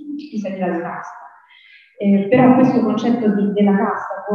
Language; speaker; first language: Italian; native; Italian